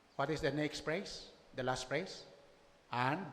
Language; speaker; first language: English; non-native, local second language; Filipino